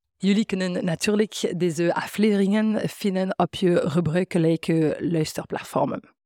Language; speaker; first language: Dutch; non-native, fluent; French